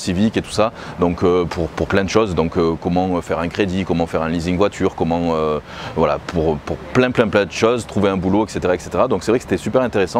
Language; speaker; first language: French; native; French